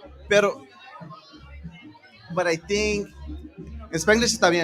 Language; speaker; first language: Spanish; early bilingual, heritage; English